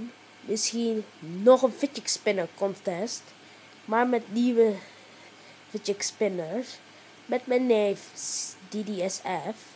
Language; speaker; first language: Dutch; early bilingual, heritage; Dutch